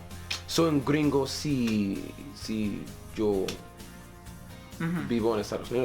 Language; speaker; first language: Spanish; non-native, learner; English